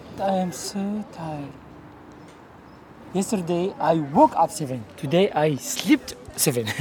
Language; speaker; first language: English; non-native, learner; Arabic